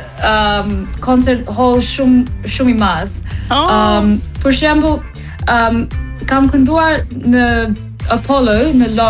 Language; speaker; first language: Albanian; non-native, learner; English